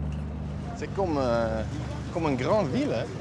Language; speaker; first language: French; non-native, fluent; Dutch